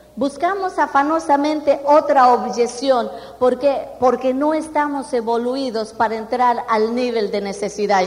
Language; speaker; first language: Spanish; non-native, fluent; Portuguese